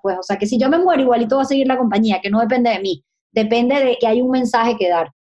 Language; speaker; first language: Spanish; native; Spanish